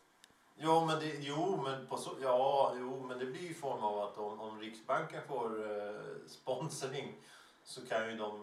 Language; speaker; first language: Swedish; native; Swedish